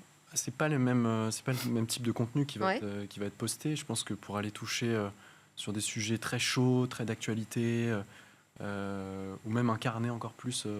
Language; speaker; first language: French; native; French